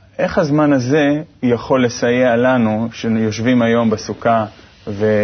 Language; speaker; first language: Hebrew; native; Hebrew